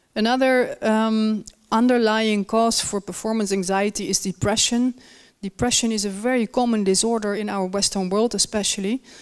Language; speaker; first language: English; non-native, fluent; Dutch